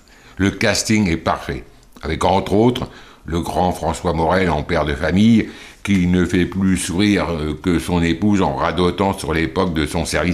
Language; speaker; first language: French; native; French